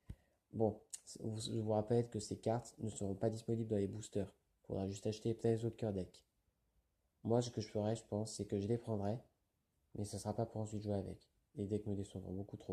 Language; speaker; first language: French; native; French